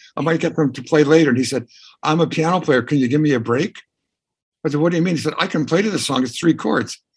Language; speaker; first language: English; native; English